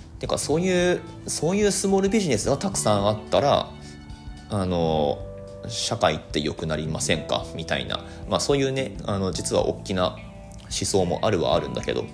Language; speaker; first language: Japanese; native; Japanese